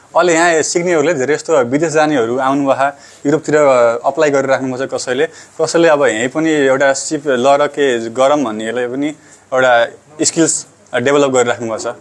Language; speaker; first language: Nepali; native; Nepali